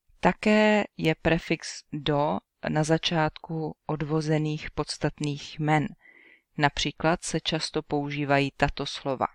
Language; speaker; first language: Czech; native; Czech